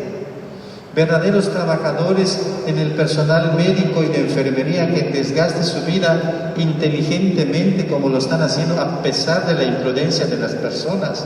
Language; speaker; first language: Spanish; native; Spanish